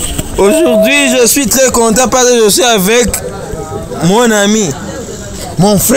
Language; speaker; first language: French; non-native, learner; Rundi